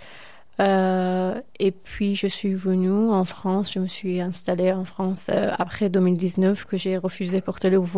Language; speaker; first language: French; non-native, fluent; Persian